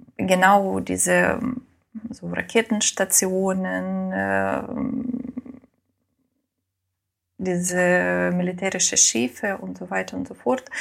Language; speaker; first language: German; non-native, learner; Ukrainian